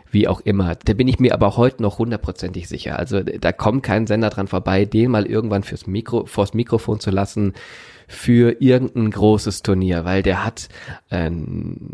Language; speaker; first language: German; native; German